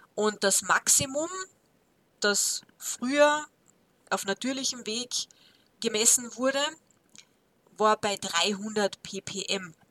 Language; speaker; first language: German; native; German